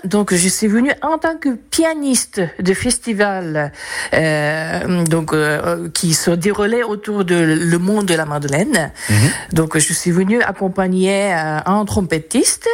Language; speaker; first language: French; non-native, fluent; Japanese